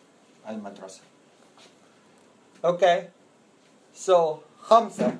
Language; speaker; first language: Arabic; non-native, fluent; English